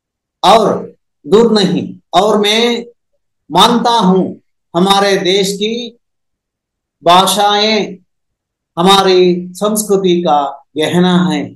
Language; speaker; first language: Hindi; non-native, local second language; Kannada